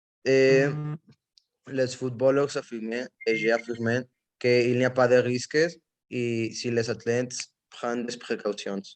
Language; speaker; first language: French; non-native, learner; Spanish